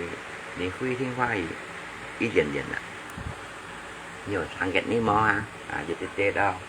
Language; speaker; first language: Chinese; non-native, learner; Hakka Chinese